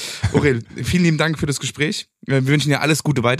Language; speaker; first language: German; native; German